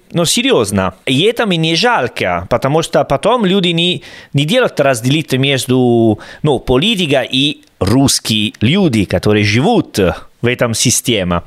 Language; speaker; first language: Russian; non-native, learner; Italian